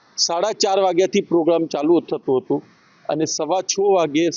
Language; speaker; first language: Gujarati; non-native, local second language; Sindhi